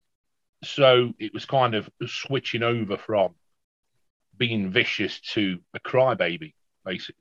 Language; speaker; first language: English; native; English